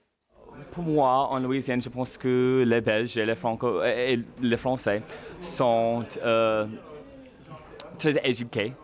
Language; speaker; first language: French; non-native, local second language; English